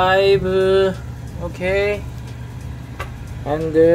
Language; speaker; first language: English; non-native, learner; Korean